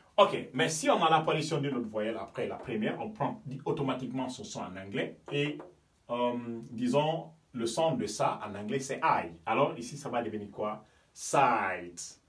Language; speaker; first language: French; non-native, local second language; Fula